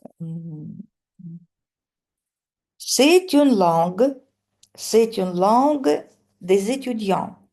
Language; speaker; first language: French; non-native, fluent; Russian